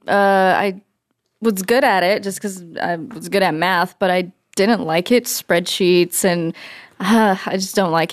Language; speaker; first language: English; native; English